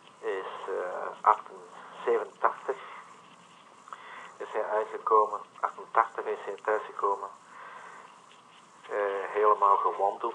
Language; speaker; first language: Dutch; non-native, learner; Vietnamese